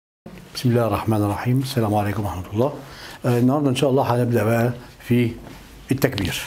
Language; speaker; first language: Arabic; native; Arabic